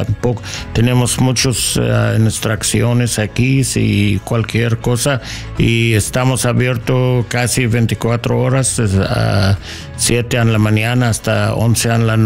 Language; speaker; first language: Spanish; non-native, learner; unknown